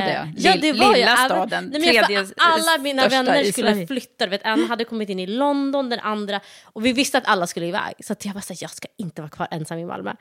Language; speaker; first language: Swedish; early bilingual, other home language; Somali